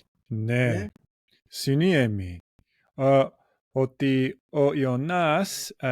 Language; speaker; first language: Greek; non-native, learner; English